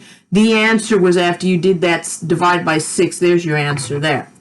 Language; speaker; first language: English; native; English